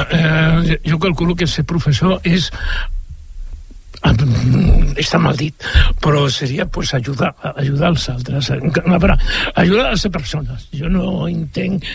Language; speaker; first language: Catalan; native; Catalan